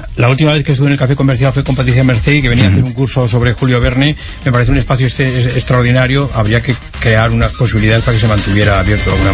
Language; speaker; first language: Spanish; native; Spanish